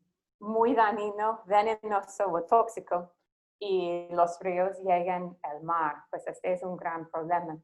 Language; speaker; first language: Spanish; non-native, fluent; English